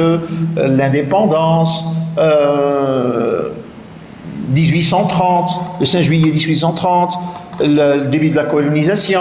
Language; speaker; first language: French; non-native, local second language; Arabic